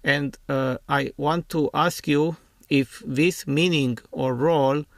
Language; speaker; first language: English; non-native, fluent; Romanian